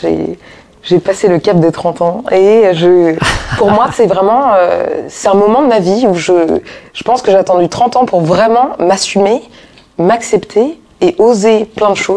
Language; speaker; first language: French; native; French